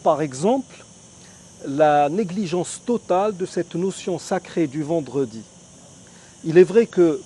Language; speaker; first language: French; non-native, local second language; Arabic